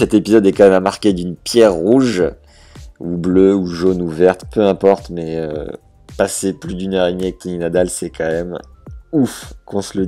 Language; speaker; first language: French; native; French